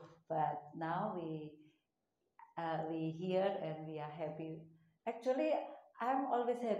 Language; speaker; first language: English; non-native, learner; Indonesian